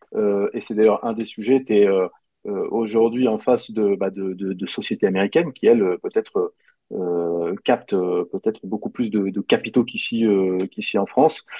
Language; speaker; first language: French; native; French